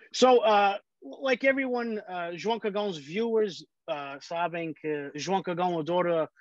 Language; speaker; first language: Portuguese; early bilingual, heritage; Portuguese